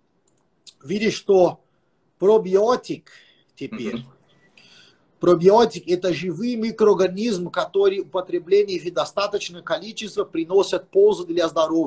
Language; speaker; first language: Russian; non-native, fluent; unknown